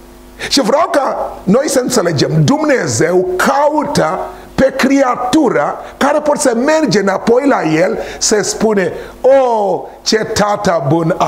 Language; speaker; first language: Romanian; non-native, learner; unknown